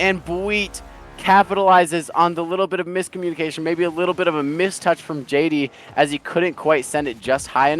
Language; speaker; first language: English; native; English